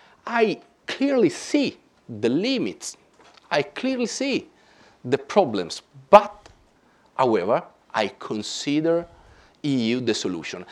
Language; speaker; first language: English; non-native, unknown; Italian